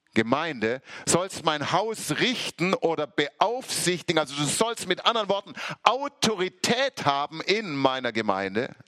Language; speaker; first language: German; native; German